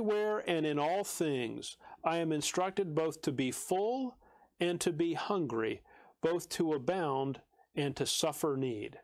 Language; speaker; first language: English; native; English